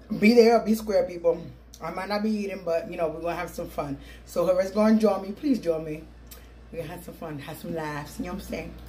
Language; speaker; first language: English; native; English